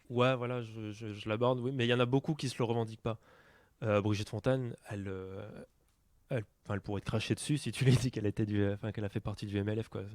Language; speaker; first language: French; native; French